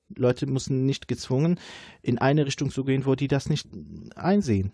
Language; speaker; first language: German; non-native, fluent; Arabic